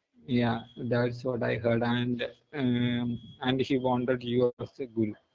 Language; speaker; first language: English; non-native, local second language; Malayalam